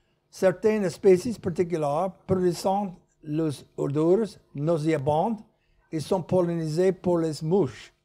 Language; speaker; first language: French; non-native, learner; English